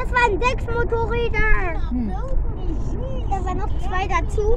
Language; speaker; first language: German; native; German